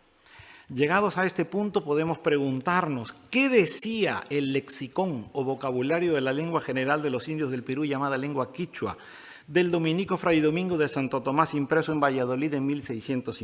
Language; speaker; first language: Spanish; native; Spanish